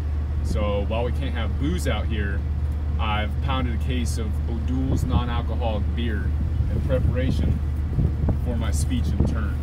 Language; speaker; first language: English; native; English